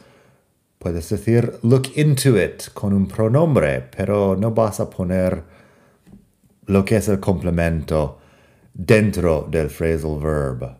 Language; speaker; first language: Spanish; non-native, fluent; English